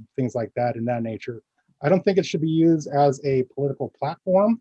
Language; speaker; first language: English; early bilingual, other home language; Filipino